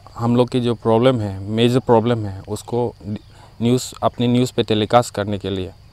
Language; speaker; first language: Hindi; non-native, local second language; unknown